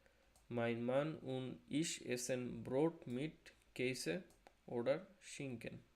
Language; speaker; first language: German; non-native, learner; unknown